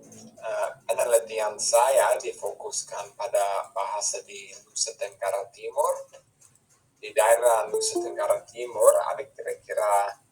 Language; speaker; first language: Indonesian; non-native, fluent; English